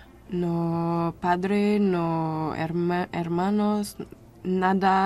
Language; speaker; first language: Spanish; non-native, learner; French